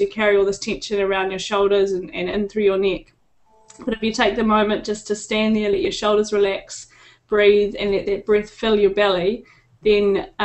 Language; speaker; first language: English; native; English